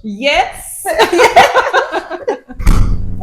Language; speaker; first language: English; non-native, learner; Ukrainian